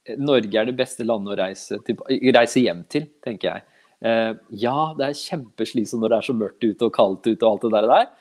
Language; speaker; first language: Norwegian; early bilingual, other home language; Urdu